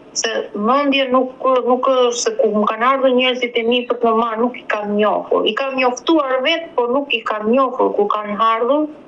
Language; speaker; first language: Albanian; native; Albanian